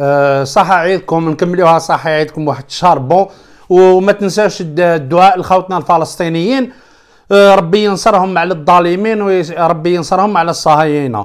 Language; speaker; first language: Arabic; native; Arabic